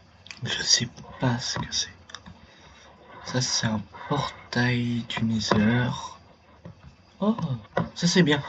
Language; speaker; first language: French; native; French